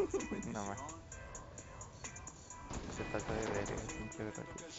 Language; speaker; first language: Spanish; native; Spanish